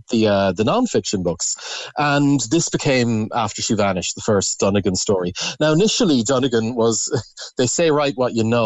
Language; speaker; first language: English; native; English